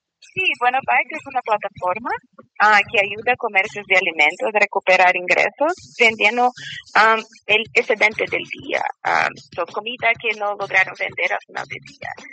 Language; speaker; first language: Spanish; non-native, learner; Portuguese